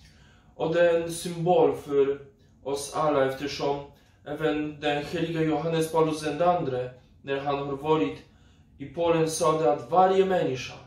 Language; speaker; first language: Swedish; non-native, fluent; Polish